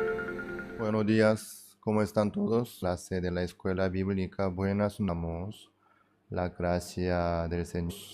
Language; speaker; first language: Spanish; non-native, fluent; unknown